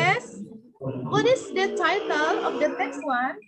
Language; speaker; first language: English; non-native, learner; Indonesian